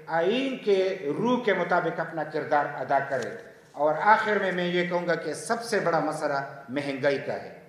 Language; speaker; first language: Urdu; non-native, local second language; Pashto